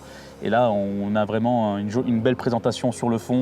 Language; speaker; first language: French; native; French